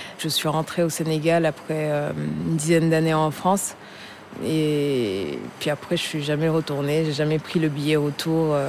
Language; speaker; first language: French; non-native, local second language; Wolof